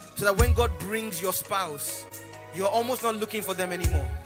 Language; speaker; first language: English; non-native, local second language; Yoruba